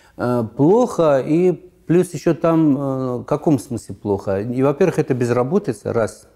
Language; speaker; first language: Russian; non-native, local second language; Tajik